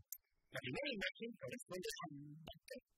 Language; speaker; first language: Spanish; native; Spanish